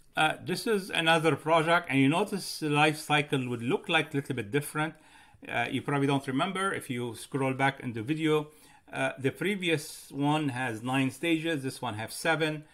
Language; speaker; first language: English; non-native, fluent; Arabic